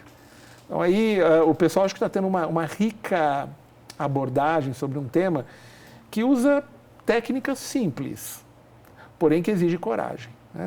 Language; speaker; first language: Portuguese; native; Portuguese